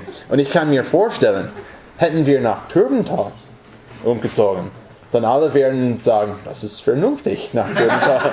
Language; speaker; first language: German; non-native, fluent; English